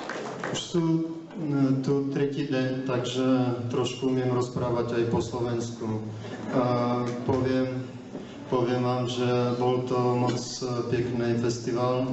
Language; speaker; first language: Slovak; non-native, learner; Belarusian